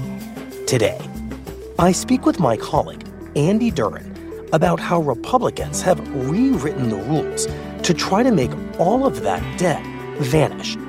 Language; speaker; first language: English; native; English